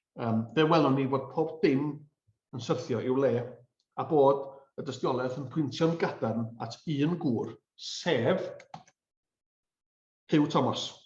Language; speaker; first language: Welsh; native; Welsh